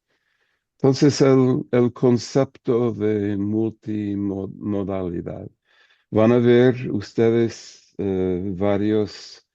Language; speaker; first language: Spanish; non-native, fluent; English